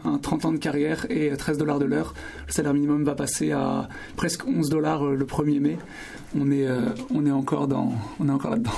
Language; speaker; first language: French; native; French